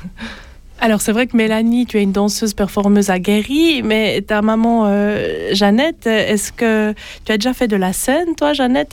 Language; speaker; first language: French; native; French